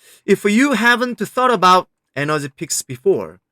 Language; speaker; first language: English; non-native, fluent; Korean